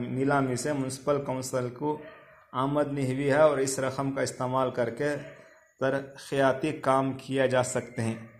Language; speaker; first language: Urdu; native; Urdu